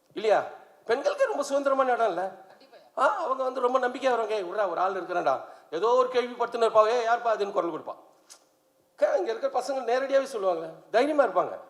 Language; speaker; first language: Tamil; native; Tamil